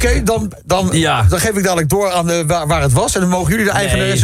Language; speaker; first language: Dutch; native; Dutch